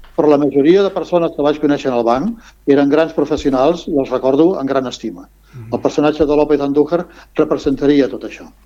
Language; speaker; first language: Catalan; non-native, local second language; Spanish